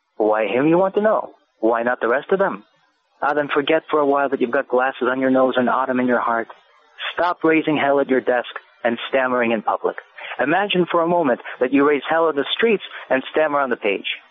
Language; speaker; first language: English; non-native, fluent; Russian